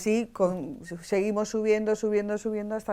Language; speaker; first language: Spanish; native; Spanish